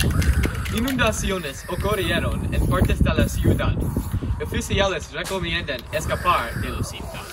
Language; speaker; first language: Spanish; non-native, learner; English